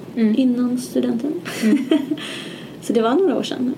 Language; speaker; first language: Swedish; native; Swedish